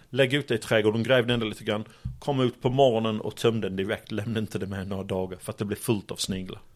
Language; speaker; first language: Swedish; non-native, fluent; English